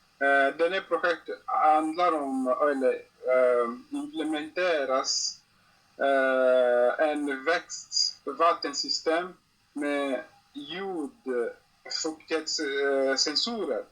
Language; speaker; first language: Swedish; non-native, learner; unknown